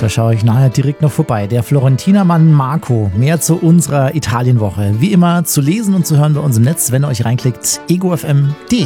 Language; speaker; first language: German; native; German